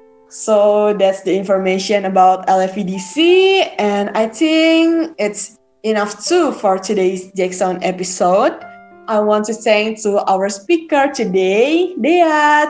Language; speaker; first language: English; non-native, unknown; Indonesian